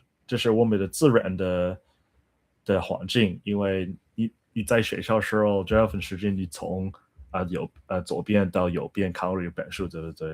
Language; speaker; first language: Chinese; non-native, learner; English